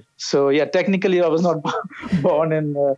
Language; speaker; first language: English; non-native, local second language; Bangla